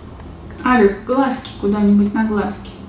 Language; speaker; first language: Russian; native; Russian